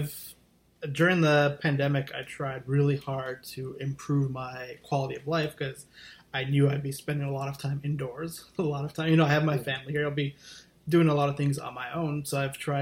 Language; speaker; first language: English; native; English